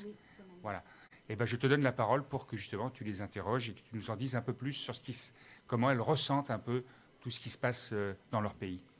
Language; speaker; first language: French; native; French